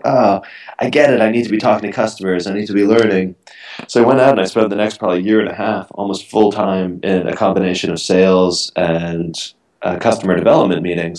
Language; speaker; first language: English; native; English